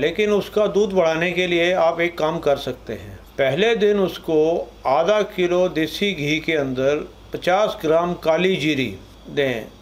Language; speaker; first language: Hindi; non-native, local second language; Punjabi